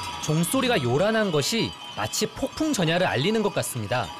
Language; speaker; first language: Korean; native; Korean